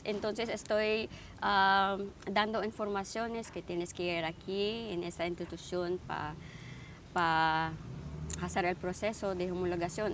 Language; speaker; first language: Spanish; non-native, fluent; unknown